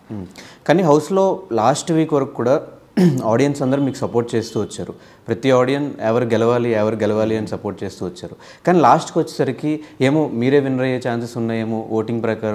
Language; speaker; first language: Telugu; native; Telugu